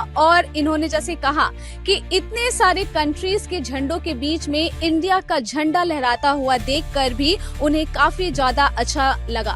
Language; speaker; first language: Hindi; native; Hindi